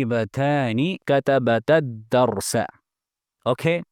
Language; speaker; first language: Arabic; non-native, fluent; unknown